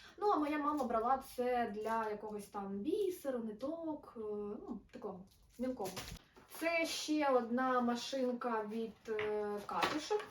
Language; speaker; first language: Ukrainian; non-native, local second language; Russian